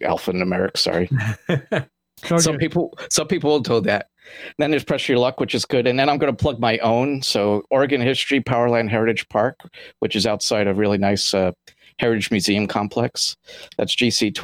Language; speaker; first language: English; native; English